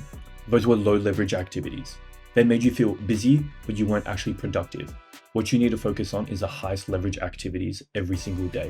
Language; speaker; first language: English; native; English